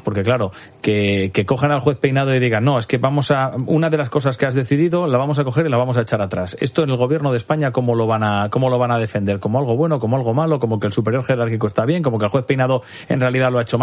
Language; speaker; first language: Spanish; native; Spanish